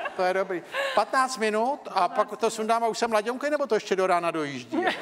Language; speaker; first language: Czech; native; Czech